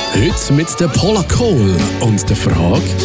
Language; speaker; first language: German; native; German